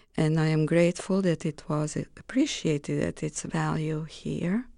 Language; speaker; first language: English; non-native, fluent; Romanian